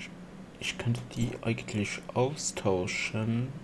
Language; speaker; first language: German; non-native, local second language; Luxembourgish